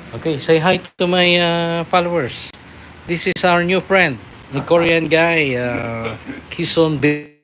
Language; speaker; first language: English; non-native, local second language; Filipino